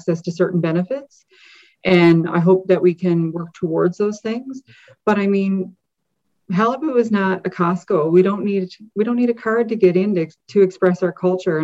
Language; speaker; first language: English; native; English